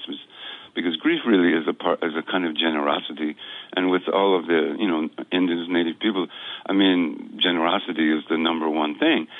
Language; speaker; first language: English; native; English